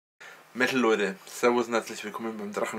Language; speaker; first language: German; native; German